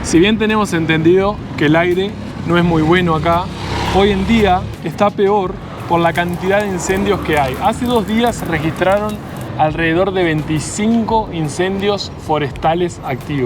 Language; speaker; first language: Spanish; native; Spanish